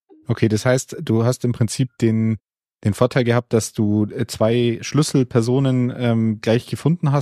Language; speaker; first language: German; native; German